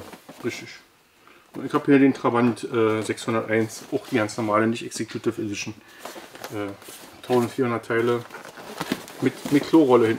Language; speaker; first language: German; native; German